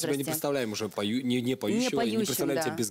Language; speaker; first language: Russian; native; Russian